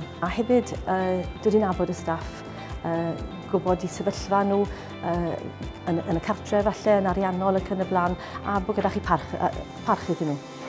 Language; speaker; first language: Welsh; native; Welsh